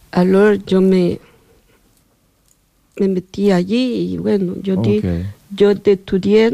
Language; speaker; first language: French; non-native, learner; Spanish